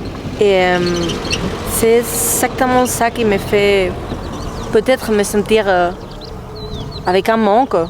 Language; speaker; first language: French; non-native, fluent; Spanish